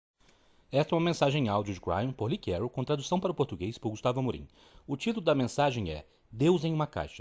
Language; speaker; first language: Portuguese; native; Portuguese